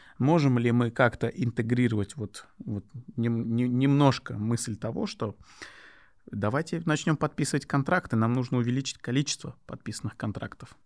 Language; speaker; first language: Russian; non-native, local second language; Lezghian